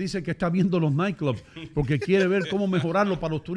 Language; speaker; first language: Spanish; native; Spanish